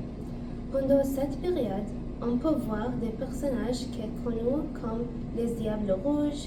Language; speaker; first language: French; non-native, learner; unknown